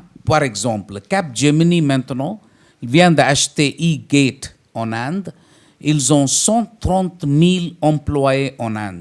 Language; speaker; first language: French; non-native, fluent; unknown